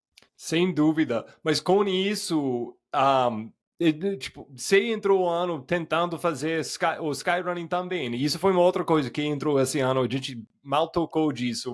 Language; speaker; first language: Portuguese; non-native, fluent; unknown